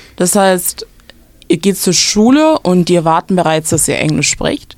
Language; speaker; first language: German; native; German